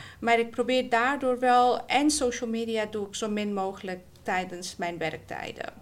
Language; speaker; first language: Dutch; early bilingual, other home language; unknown